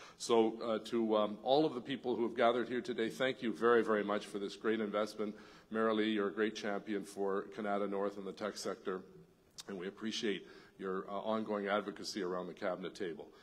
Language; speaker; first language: English; native; English